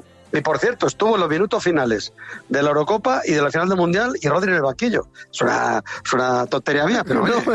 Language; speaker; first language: Spanish; native; Spanish